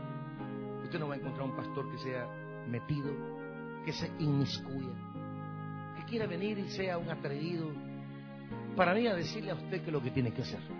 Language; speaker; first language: Spanish; native; Spanish